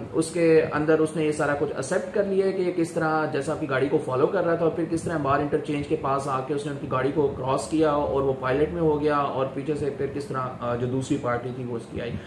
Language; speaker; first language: Urdu; non-native, local second language; Pashto